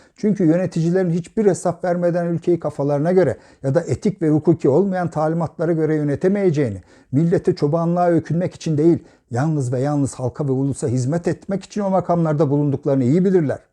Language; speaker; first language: Turkish; native; Turkish